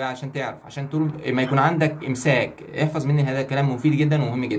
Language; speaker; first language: Arabic; native; Arabic